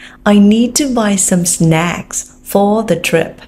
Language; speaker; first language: English; non-native, fluent; Vietnamese